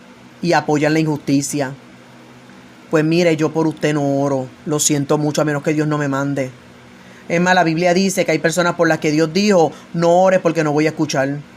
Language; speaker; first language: Spanish; native; Spanish